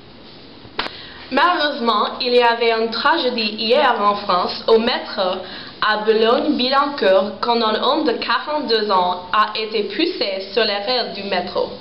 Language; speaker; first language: French; non-native, learner; English